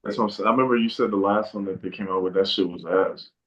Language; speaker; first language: English; native; English